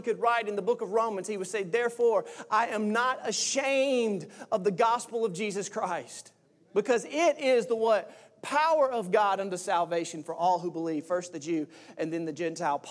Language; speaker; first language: English; native; English